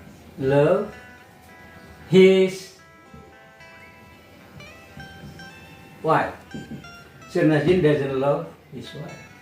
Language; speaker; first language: English; non-native, fluent; Indonesian